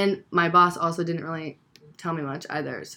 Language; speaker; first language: English; native; English